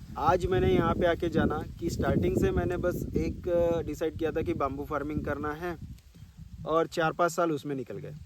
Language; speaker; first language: Hindi; non-native, local second language; Marathi